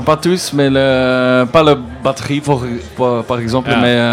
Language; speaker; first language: French; non-native, local second language; Dutch